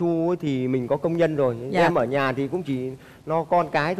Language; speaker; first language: Vietnamese; native; Vietnamese